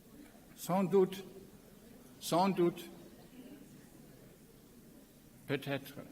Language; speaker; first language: French; non-native, learner; German